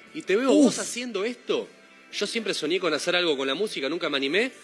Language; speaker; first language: Spanish; native; Spanish